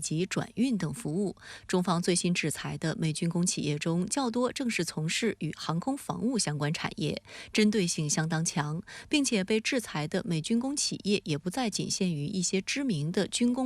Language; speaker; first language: Chinese; native; Chinese